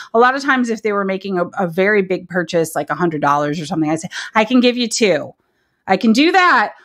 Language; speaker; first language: English; native; English